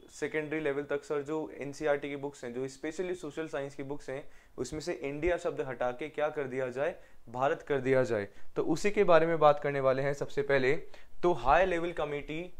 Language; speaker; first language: Hindi; native; Hindi